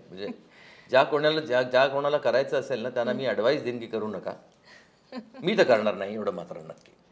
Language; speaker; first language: Marathi; native; Marathi